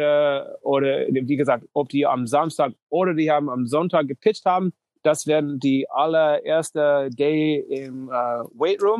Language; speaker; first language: German; non-native, learner; English